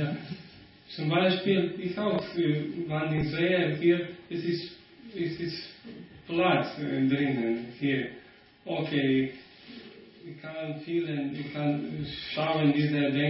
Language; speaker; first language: German; non-native, learner; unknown